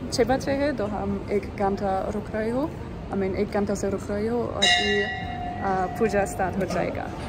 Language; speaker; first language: Hindi; non-native, learner; German